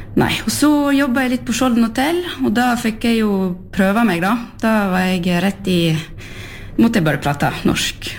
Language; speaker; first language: Norwegian; early bilingual, heritage; Norwegian